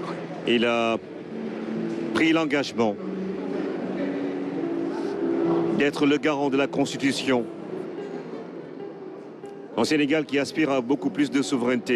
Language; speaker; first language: French; non-native, local second language; Wolof